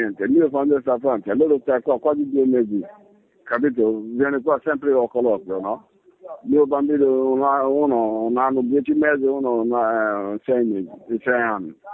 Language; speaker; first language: Italian; non-native, learner; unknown